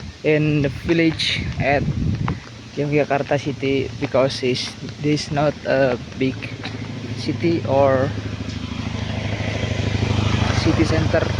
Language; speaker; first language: English; non-native, learner; Indonesian